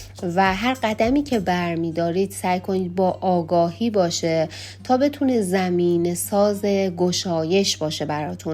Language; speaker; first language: Persian; native; Persian